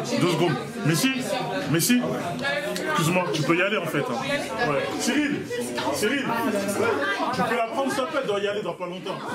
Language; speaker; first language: French; early bilingual, other home language; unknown